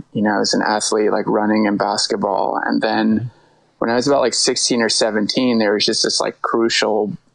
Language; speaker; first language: English; native; English